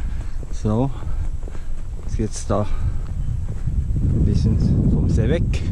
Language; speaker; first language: German; native; German